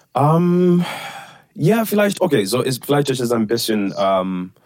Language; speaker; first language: German; non-native, learner; English